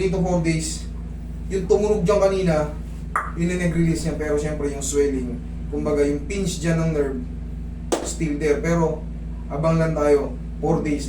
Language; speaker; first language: Filipino; native; Filipino